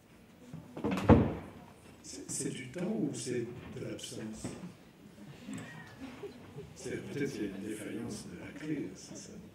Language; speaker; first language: French; native; French